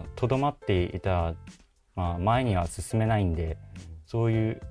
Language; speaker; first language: Japanese; native; Japanese